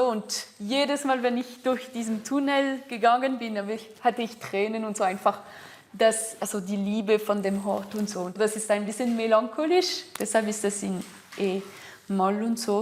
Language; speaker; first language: German; non-native, fluent; French